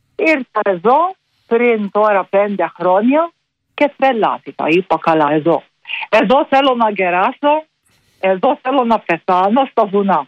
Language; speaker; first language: Greek; non-native, learner; Maltese